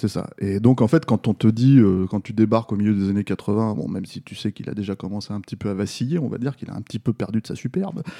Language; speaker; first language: French; native; French